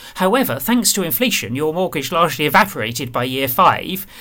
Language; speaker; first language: English; native; English